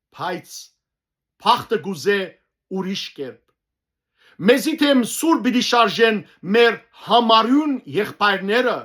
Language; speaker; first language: Armenian; native; Armenian